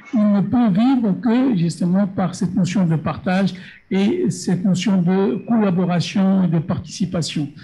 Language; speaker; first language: French; non-native, local second language; Arabic